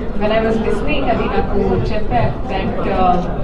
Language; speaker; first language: Telugu; non-native, learner; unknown